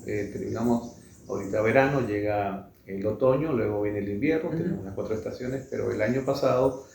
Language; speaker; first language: Spanish; native; Spanish